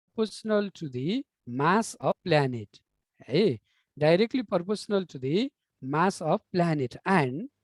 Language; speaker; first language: English; non-native, local second language; Nepali